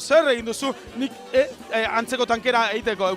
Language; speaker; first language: Basque; native; Basque